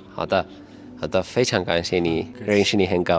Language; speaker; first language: Chinese; non-native, fluent; Turkish